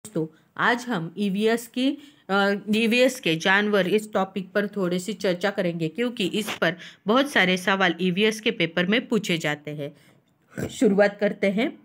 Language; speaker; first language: Hindi; non-native, local second language; Marathi